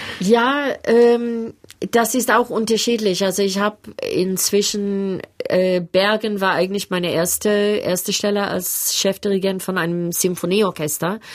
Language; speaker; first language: German; non-native, fluent; English